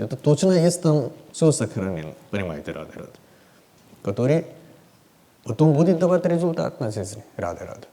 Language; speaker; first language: Russian; non-native, learner; Hindi